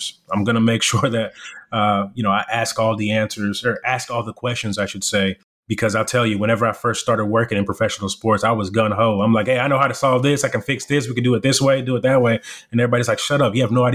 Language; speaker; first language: English; early bilingual, other home language; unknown